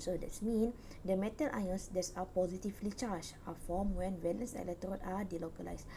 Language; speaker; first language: English; non-native, local second language; Malay